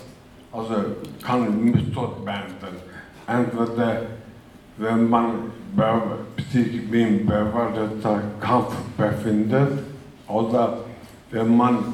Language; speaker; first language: German; non-native, fluent; Turkish